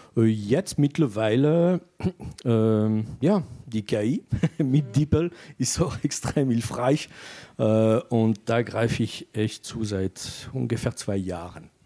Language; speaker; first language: German; non-native, fluent; French